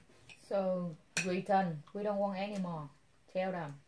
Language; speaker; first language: English; non-native, learner; Vietnamese